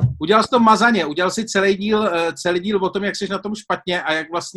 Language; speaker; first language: Czech; native; Czech